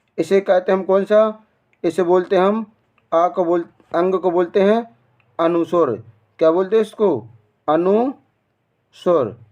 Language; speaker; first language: Hindi; native; Hindi